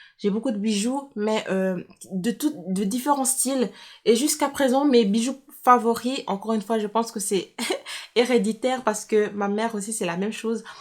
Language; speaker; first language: French; native; French